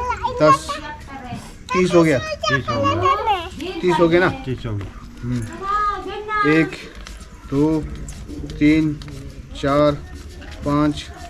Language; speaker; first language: Hindi; non-native, local second language; Tibetan